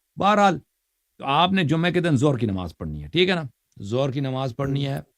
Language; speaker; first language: Urdu; non-native, fluent; Persian